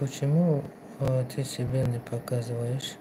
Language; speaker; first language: Russian; non-native, learner; Tajik